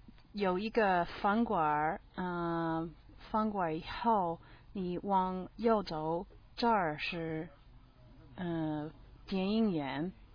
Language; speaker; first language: Chinese; non-native, learner; English